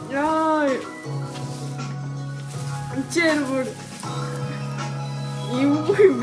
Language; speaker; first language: Korean; non-native, learner; Mongolian